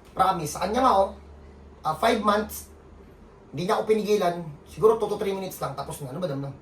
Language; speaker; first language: Filipino; native; Filipino